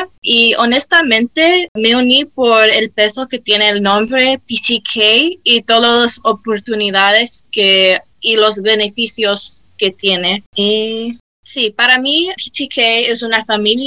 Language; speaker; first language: Spanish; early bilingual, heritage; Spanish